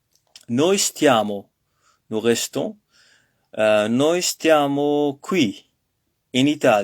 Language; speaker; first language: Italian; non-native, learner; French